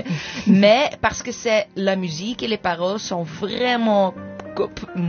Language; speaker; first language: French; non-native, learner; English